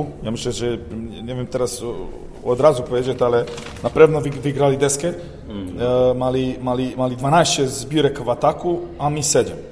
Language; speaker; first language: Polish; non-native, learner; Serbian